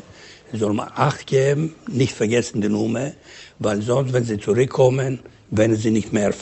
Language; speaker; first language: German; non-native, fluent; Ladino